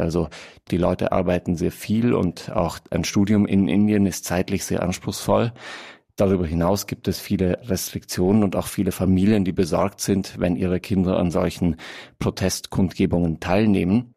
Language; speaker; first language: German; native; German